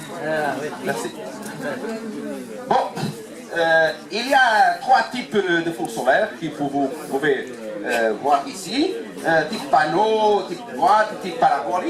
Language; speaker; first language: French; non-native, learner; Portuguese